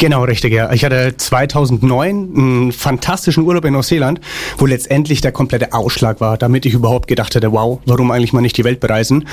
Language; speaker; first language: German; native; German